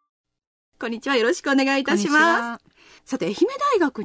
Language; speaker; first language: Japanese; native; Japanese